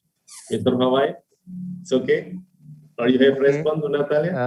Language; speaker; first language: English; non-native, fluent; Indonesian